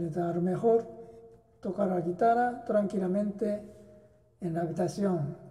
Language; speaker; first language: Spanish; non-native, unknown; Japanese